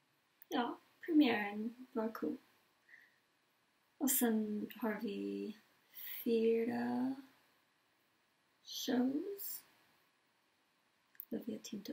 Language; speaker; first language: Swedish; non-native, learner; English